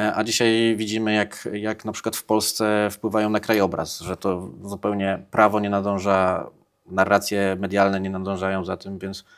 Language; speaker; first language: Polish; native; Polish